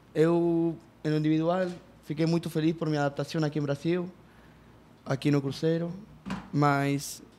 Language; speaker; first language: Portuguese; non-native, learner; Spanish